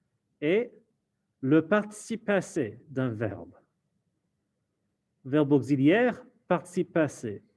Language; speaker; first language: French; non-native, fluent; English